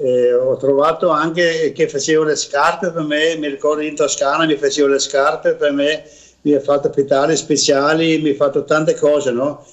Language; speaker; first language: Italian; non-native, learner; Danish